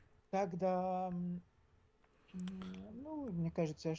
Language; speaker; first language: Russian; non-native, learner; French